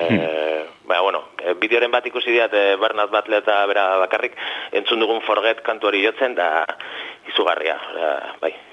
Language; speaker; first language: Basque; native; Basque